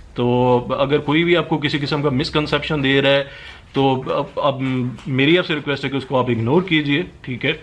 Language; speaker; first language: Urdu; non-native, local second language; Northern Hindko